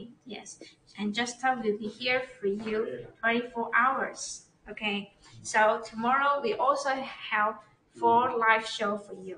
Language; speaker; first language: English; non-native, learner; Chinese